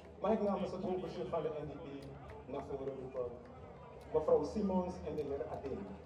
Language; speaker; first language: Dutch; native; Dutch